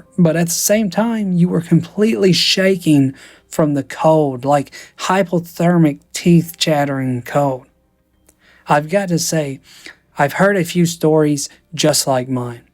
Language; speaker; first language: English; native; English